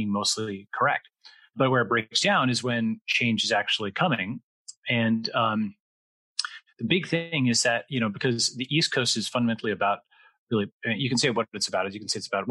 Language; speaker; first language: English; native; English